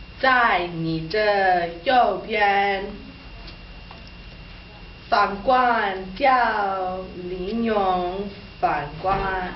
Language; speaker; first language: Chinese; non-native, learner; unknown